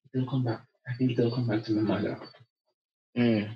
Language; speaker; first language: English; non-native, local second language; Jamaican Creole English